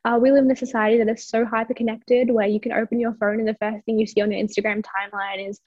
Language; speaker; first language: English; early bilingual, other home language; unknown